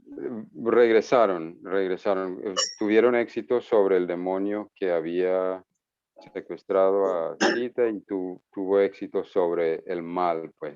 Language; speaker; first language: Spanish; non-native, fluent; English